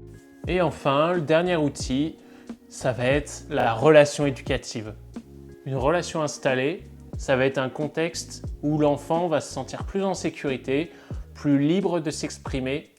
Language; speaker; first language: French; native; French